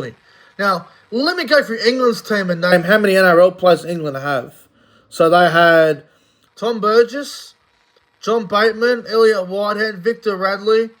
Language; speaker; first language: English; native; English